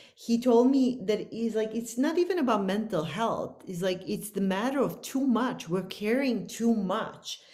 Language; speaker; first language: English; non-native, fluent; Bosnian